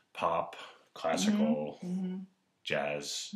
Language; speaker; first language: English; native; English